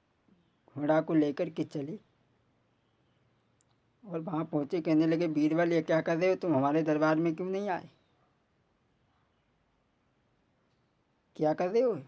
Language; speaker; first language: Hindi; native; Hindi